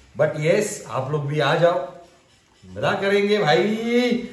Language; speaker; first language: Hindi; non-native, local second language; Marathi